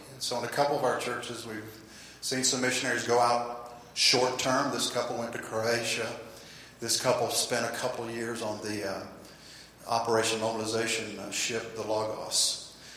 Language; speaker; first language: English; native; English